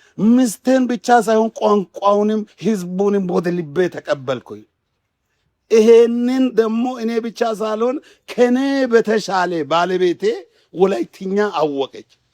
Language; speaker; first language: Amharic; non-native, local second language; Wolaytta